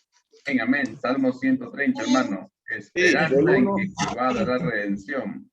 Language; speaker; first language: Spanish; native; Spanish